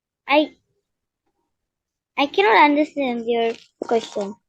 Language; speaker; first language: English; non-native, learner; Tamil